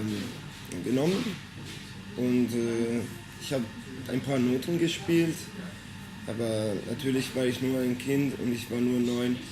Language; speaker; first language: German; non-native, fluent; Italian